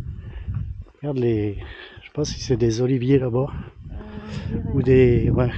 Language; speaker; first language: French; native; French